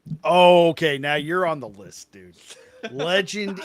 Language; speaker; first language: English; native; English